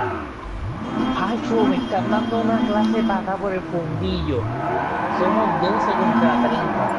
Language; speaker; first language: Spanish; native; Spanish